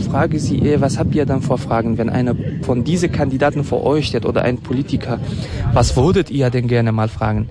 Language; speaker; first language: German; non-native, fluent; Kurdish